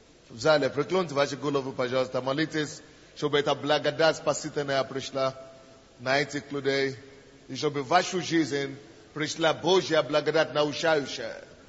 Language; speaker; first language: Russian; non-native, fluent; Yoruba